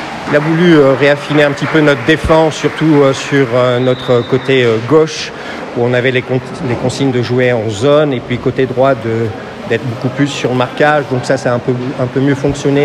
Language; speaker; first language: French; native; French